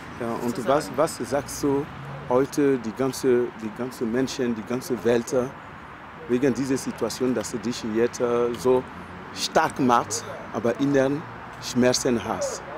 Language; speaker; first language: German; non-native, learner; French